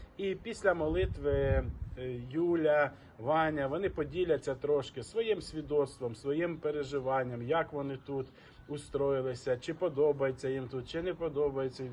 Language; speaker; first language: Ukrainian; non-native, local second language; Russian